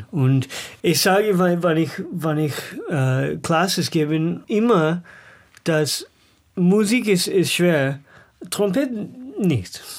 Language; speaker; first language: German; non-native, fluent; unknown